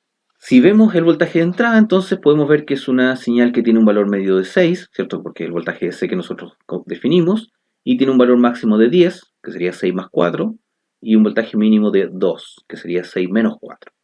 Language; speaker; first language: Spanish; native; Spanish